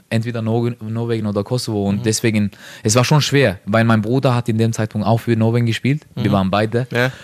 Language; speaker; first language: German; non-native, fluent; Norwegian